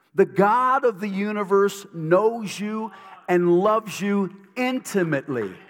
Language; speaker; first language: English; native; English